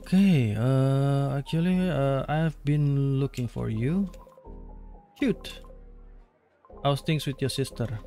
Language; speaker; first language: English; non-native, learner; Indonesian